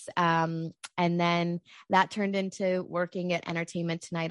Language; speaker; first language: English; native; English